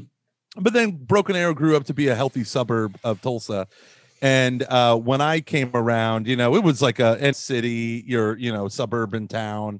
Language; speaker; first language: English; native; English